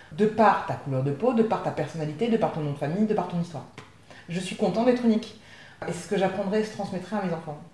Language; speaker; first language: French; native; French